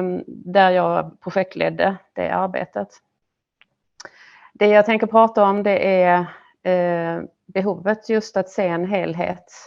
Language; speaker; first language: Swedish; native; Swedish